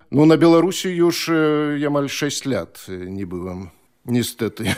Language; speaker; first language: Polish; non-native, fluent; Belarusian